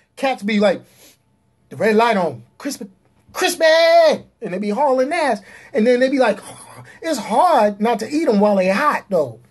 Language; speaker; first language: English; native; English